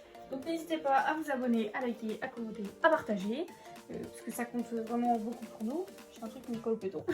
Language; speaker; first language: French; native; French